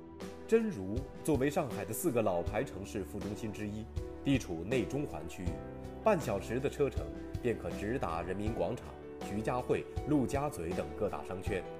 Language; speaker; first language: Chinese; native; Chinese